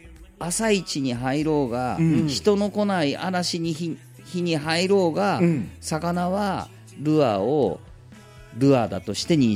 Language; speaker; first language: Japanese; native; Japanese